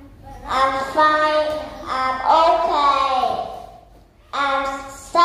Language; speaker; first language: English; non-native, learner; Vietnamese